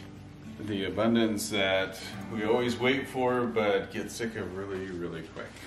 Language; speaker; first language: English; native; English